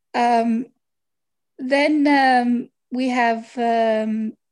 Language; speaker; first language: English; native; English